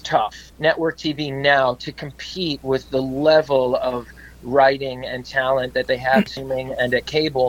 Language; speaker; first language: English; native; English